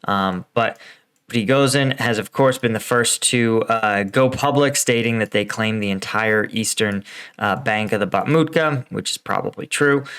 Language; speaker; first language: English; native; English